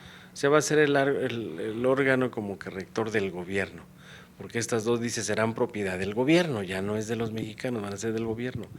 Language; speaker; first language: Spanish; native; Spanish